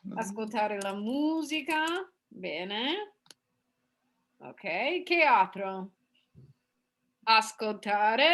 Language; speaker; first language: Italian; non-native, fluent; English